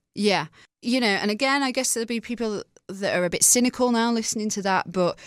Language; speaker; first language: English; native; English